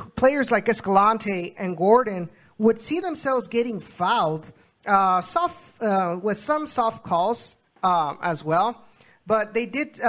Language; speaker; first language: English; early bilingual, other home language; Spanish